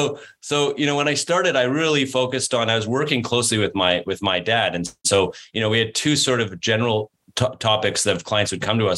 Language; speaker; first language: English; native; English